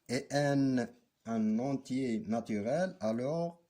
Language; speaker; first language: French; non-native, local second language; Arabic